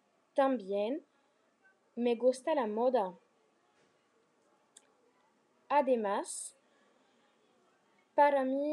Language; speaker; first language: Spanish; non-native, learner; French